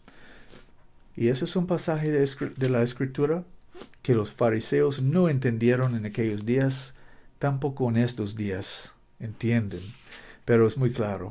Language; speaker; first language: Spanish; non-native, learner; English